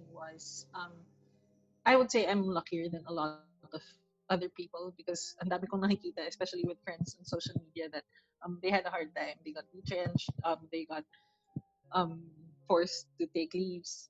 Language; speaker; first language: English; non-native, local second language; Filipino